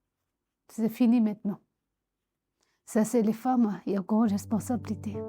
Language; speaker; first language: French; non-native, learner; Tibetan